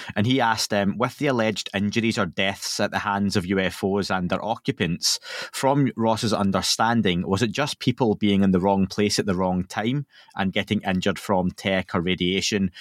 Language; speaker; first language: English; native; English